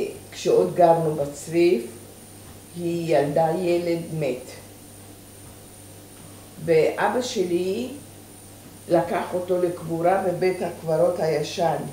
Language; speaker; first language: Hebrew; early bilingual, other home language; Persian